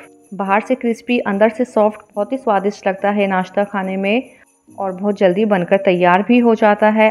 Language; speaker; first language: Hindi; native; Hindi